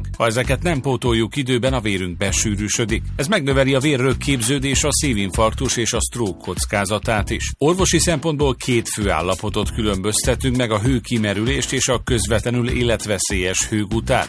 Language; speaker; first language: Hungarian; native; Hungarian